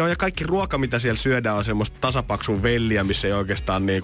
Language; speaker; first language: Finnish; native; Finnish